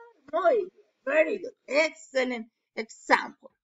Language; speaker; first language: English; non-native, learner; Spanish